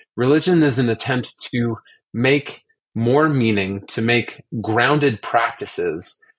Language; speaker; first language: English; native; English